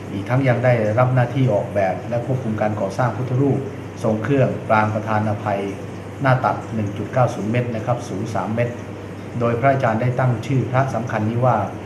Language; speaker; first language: Thai; native; Thai